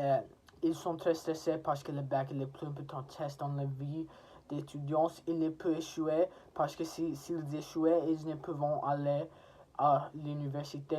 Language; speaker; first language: French; non-native, learner; English